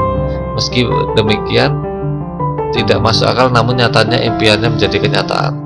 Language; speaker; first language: Indonesian; native; Indonesian